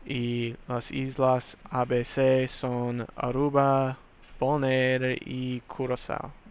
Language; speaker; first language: Spanish; non-native, learner; English